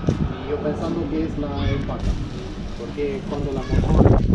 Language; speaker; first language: Spanish; non-native, learner; Romanian